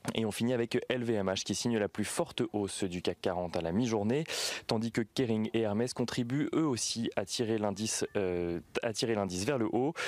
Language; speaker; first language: French; native; French